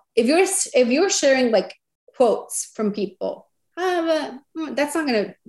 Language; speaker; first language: English; non-native, fluent; Spanish